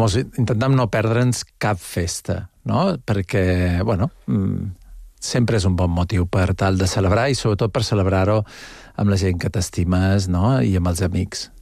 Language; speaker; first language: Catalan; native; Catalan